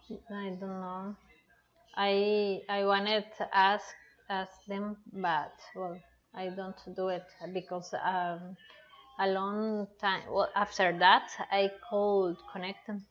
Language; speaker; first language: English; non-native, learner; Spanish